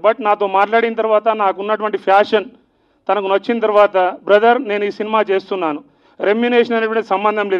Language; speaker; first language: Telugu; native; Telugu